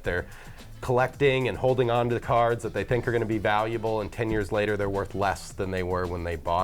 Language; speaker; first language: English; native; English